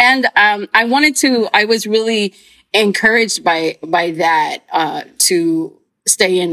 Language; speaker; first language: English; native; English